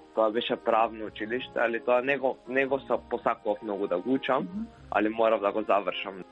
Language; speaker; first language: Macedonian; native; Macedonian